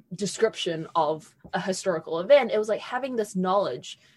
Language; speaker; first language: English; native; English